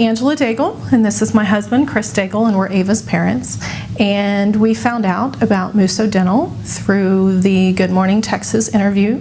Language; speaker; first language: English; native; English